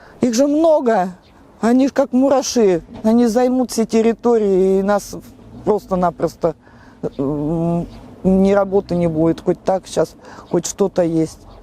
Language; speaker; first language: Russian; native; Russian